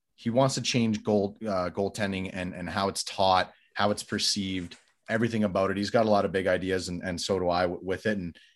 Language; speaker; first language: English; native; English